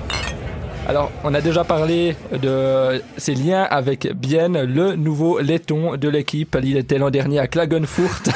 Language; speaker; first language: French; native; French